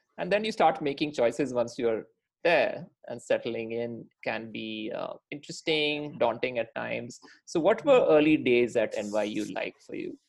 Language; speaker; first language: English; non-native, local second language; Hindi